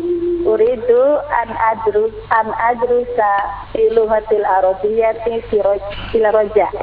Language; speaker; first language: Arabic; non-native, learner; Indonesian